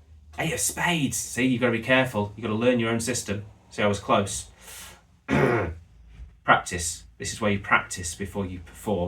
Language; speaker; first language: English; native; English